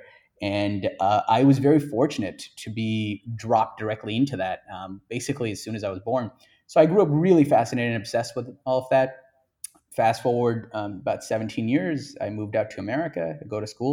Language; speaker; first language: English; non-native, local second language; Hindi